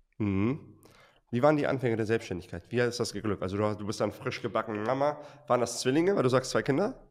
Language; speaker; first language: German; native; German